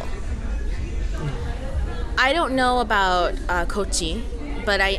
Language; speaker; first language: English; native; English